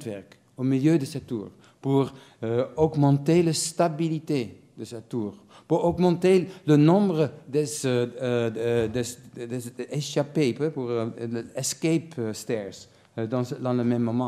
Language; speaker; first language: French; non-native, fluent; Dutch